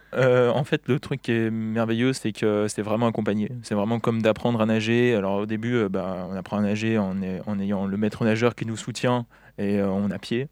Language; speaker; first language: French; native; French